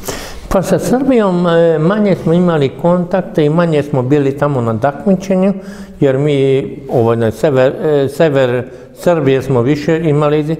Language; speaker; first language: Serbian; non-native, local second language; Hungarian